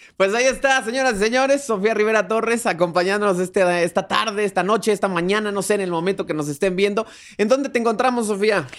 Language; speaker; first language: Spanish; native; Spanish